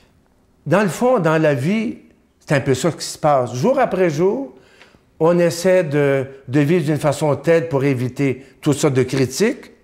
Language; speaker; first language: French; native; French